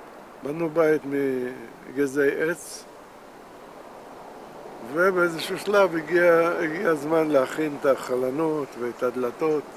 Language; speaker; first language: Hebrew; non-native, fluent; Russian